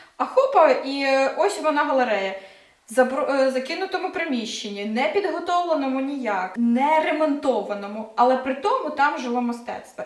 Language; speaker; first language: Ukrainian; non-native, local second language; Russian